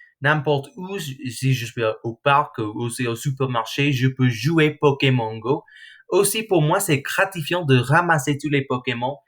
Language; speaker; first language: French; non-native, learner; English